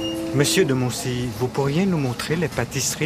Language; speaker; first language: French; native; French